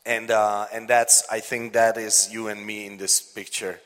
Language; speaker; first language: English; non-native, fluent; Hungarian